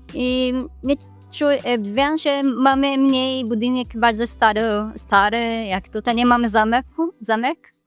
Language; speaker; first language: Polish; non-native, learner; Portuguese